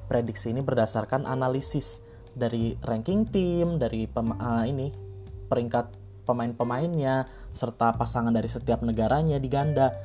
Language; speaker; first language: Indonesian; native; Indonesian